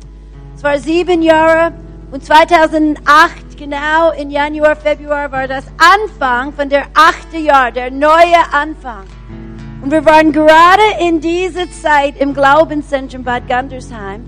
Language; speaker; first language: German; non-native, fluent; English